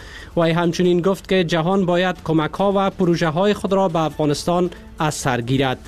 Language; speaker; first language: Persian; native; Persian